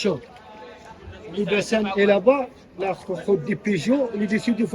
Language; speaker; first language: French; non-native, learner; Arabic